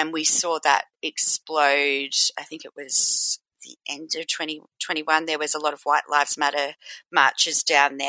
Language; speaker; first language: English; native; English